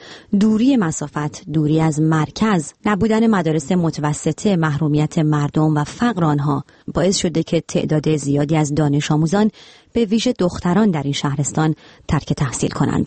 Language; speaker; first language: Persian; native; Persian